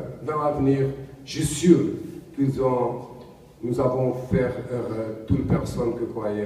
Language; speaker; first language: French; non-native, learner; Portuguese